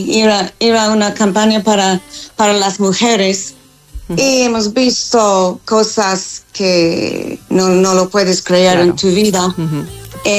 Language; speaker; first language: Spanish; non-native, fluent; English